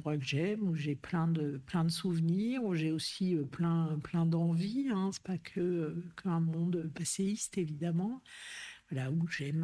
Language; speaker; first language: French; native; French